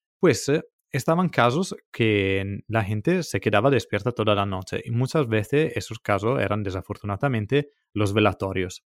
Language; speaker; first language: Spanish; non-native, fluent; Italian